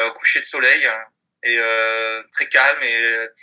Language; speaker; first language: French; native; French